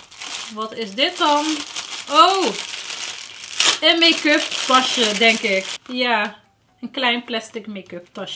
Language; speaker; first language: Dutch; native; Dutch